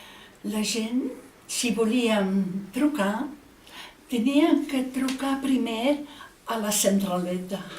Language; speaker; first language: Catalan; non-native, fluent; Dutch